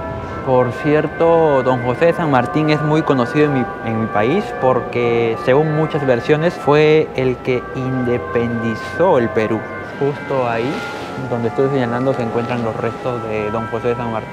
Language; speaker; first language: Spanish; native; Spanish